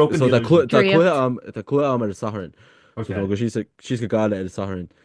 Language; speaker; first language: Irish; native; Irish